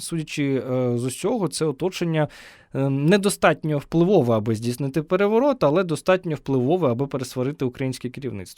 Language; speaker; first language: Ukrainian; native; Ukrainian